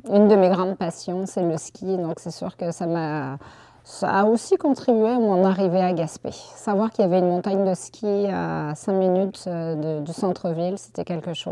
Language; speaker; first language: French; native; French